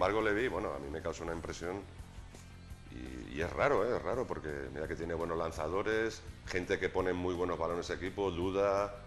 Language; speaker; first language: Spanish; native; Spanish